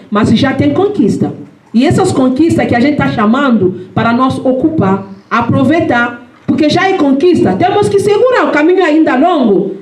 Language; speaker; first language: Portuguese; non-native, fluent; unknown